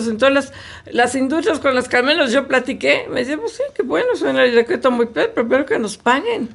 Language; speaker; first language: Spanish; native; Spanish